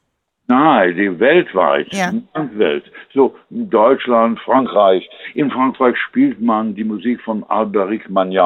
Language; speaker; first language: German; non-native, fluent; English